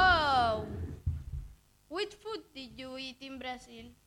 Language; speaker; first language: English; non-native, learner; Catalan